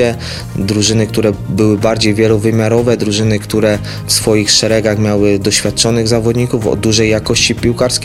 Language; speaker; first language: Polish; native; Polish